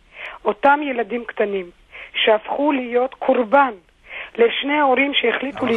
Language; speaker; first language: Hebrew; native; Hebrew